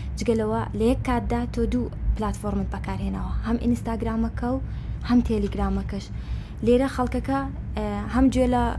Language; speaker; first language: Central Kurdish; non-native, local second language; Kurdish